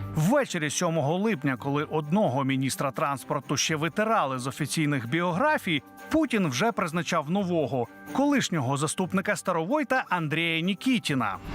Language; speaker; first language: Ukrainian; native; Ukrainian